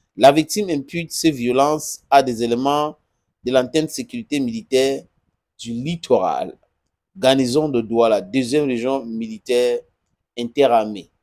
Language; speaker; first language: French; non-native, local second language; English